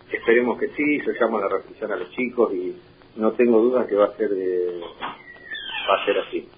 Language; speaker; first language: Spanish; native; Spanish